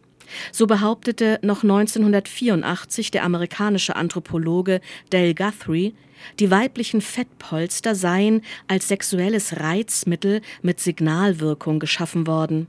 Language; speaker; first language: German; native; German